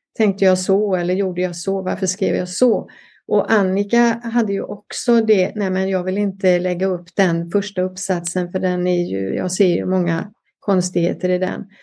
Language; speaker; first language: Swedish; native; Swedish